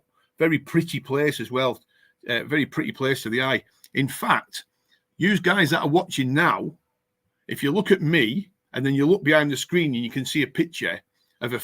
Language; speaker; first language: English; native; English